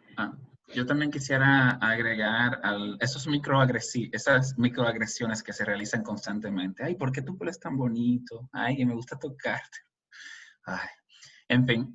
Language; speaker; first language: Spanish; native; Spanish